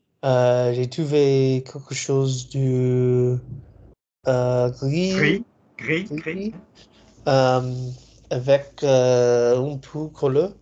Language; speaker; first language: French; non-native, learner; English